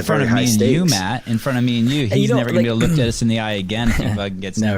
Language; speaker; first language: English; native; English